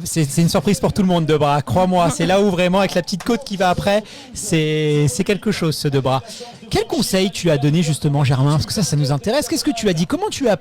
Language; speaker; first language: French; native; French